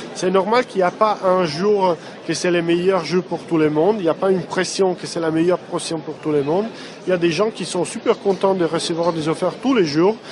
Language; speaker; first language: French; non-native, fluent; Italian